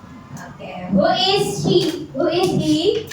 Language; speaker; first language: English; non-native, learner; Indonesian